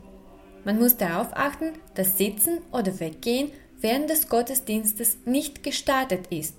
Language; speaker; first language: German; non-native, fluent; Russian